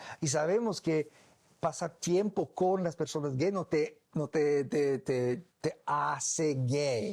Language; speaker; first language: Spanish; non-native, learner; English